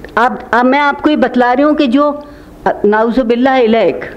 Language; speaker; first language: Urdu; native; Urdu